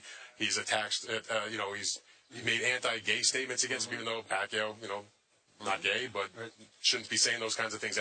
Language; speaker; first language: English; native; English